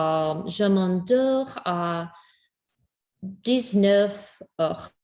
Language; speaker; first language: French; non-native, learner; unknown